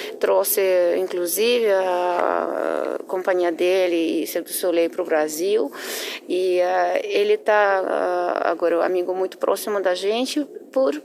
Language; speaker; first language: Portuguese; non-native, fluent; Russian